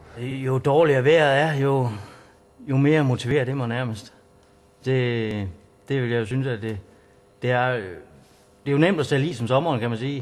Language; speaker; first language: Danish; native; Danish